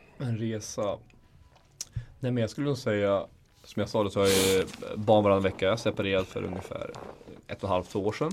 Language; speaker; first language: Swedish; native; Swedish